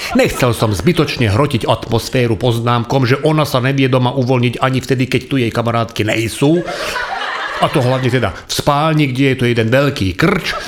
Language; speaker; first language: Slovak; non-native, local second language; Hungarian